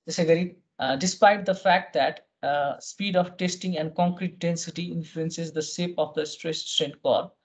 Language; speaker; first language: English; non-native, local second language; Nepali